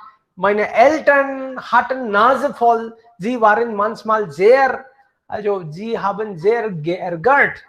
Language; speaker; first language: German; non-native, fluent; Hindi